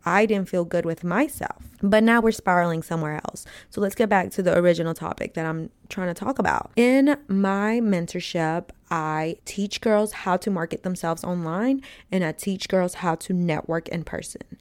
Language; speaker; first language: English; early bilingual, other home language; Spanish